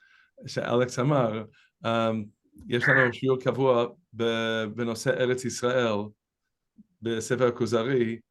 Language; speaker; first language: Hebrew; non-native, fluent; English